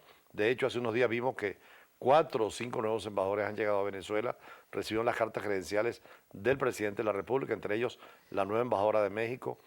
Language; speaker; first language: Spanish; native; Spanish